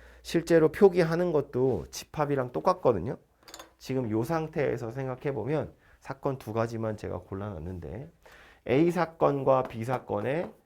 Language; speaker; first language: Korean; native; Korean